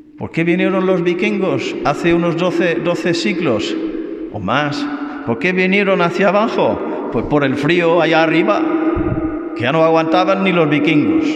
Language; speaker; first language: Spanish; non-native, fluent; English